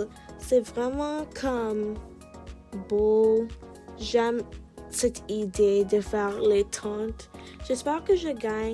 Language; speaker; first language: French; non-native, learner; English